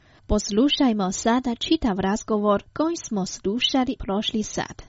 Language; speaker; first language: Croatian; non-native, fluent; Chinese